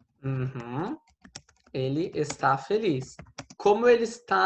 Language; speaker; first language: Portuguese; non-native, fluent; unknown